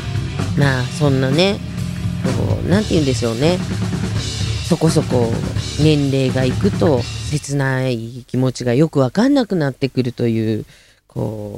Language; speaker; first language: Japanese; native; Japanese